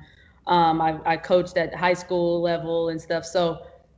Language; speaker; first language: English; native; English